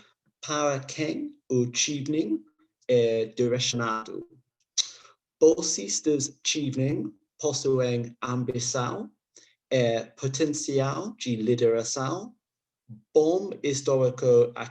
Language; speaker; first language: Portuguese; non-native, learner; English